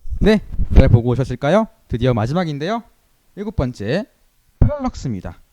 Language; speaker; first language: Korean; native; Korean